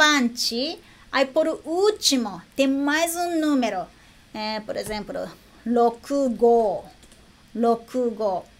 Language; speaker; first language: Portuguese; non-native, fluent; Japanese